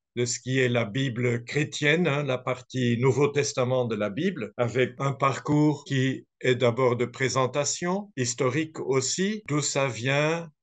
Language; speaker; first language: French; non-native, fluent; Dutch